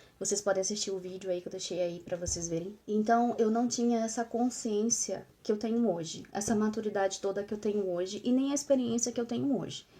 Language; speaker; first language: Portuguese; native; Portuguese